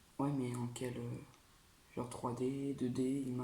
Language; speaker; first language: French; native; French